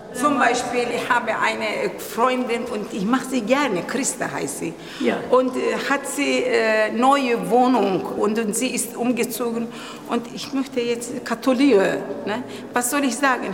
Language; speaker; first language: German; non-native, learner; Turkish